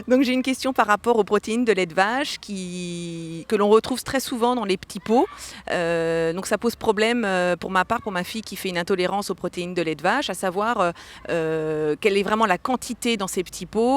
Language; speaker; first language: French; native; French